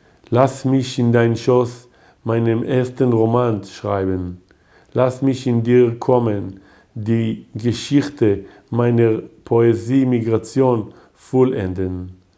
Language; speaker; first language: German; non-native, learner; Hebrew